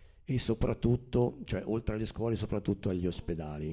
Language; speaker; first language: Italian; native; Italian